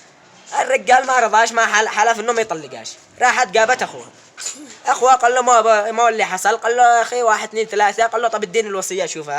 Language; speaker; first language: Arabic; native; Arabic